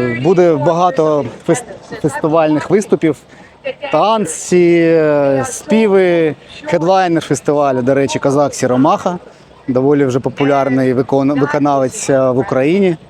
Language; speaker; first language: Ukrainian; native; Ukrainian